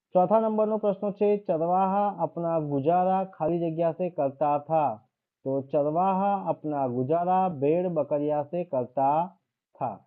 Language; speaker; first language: Hindi; non-native, local second language; Gujarati